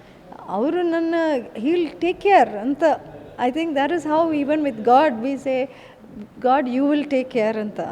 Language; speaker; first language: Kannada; early bilingual, heritage; English